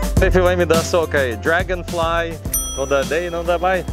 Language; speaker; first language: Vietnamese; non-native, learner; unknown